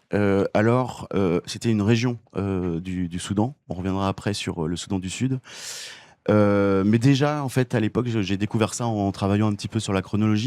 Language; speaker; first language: French; native; French